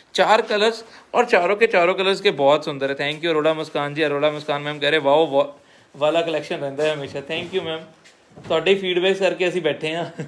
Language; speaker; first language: Hindi; non-native, local second language; Punjabi